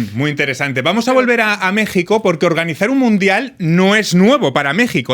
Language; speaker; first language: Spanish; native; Spanish